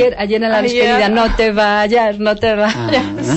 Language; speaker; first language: Spanish; native; Spanish